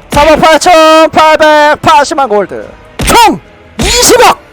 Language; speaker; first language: Korean; native; Korean